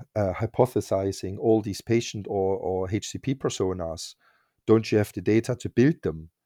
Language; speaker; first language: English; non-native, fluent; German